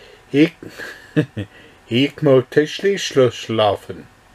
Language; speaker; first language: German; non-native, learner; English